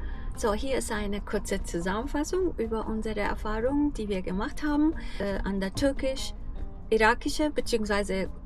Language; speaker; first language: German; non-native, fluent; Arabic